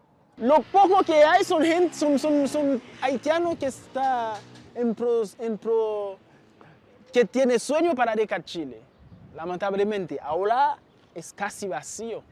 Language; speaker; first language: Spanish; non-native, learner; Haitian Creole